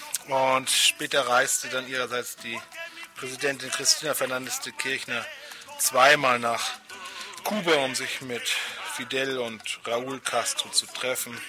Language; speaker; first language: German; native; German